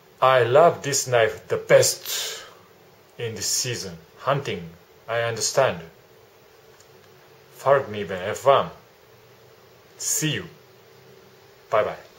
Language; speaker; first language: English; non-native, learner; Japanese